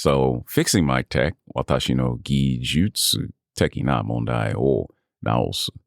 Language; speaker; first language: Japanese; non-native, learner; English